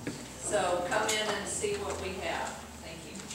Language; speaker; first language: English; native; English